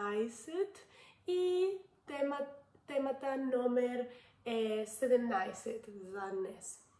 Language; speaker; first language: Bulgarian; non-native, learner; Spanish